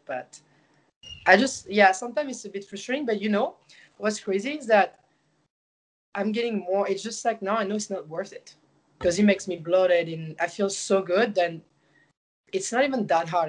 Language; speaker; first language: English; non-native, fluent; French